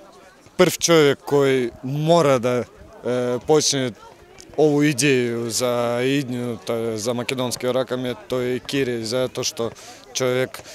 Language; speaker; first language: Macedonian; non-native, learner; Russian